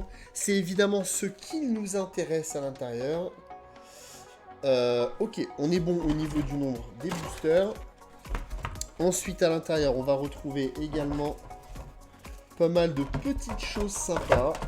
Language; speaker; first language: French; native; French